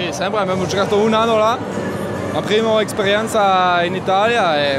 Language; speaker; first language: Italian; non-native, learner; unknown